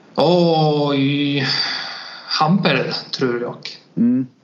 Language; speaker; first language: Swedish; non-native, learner; Polish